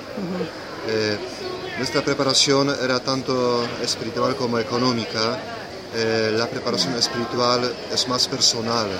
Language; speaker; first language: Spanish; non-native, fluent; Polish